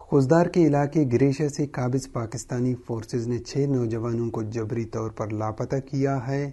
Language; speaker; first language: Urdu; non-native, local second language; Baluchi